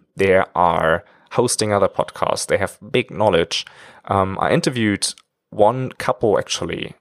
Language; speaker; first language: English; non-native, fluent; German